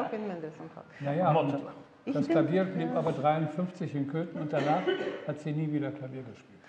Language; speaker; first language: German; native; German